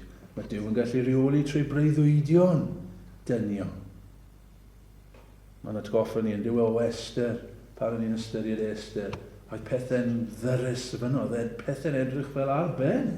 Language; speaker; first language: Welsh; native; Welsh